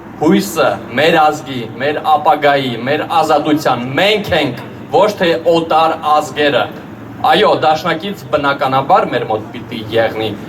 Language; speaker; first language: Armenian; native; Armenian